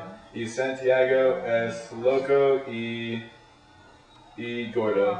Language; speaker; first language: Spanish; non-native, learner; English